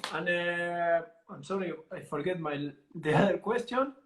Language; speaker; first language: English; non-native, learner; Italian